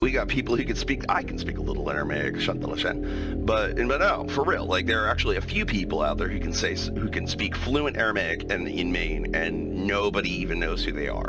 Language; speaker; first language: English; native; English